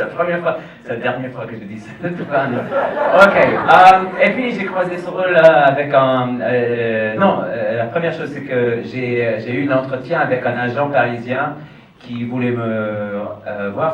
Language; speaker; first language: French; non-native, fluent; English